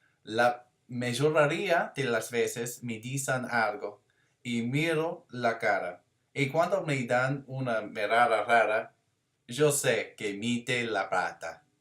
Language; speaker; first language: Spanish; non-native, learner; English